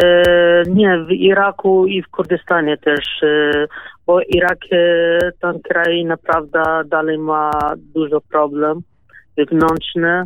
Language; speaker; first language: Polish; non-native, learner; Kurdish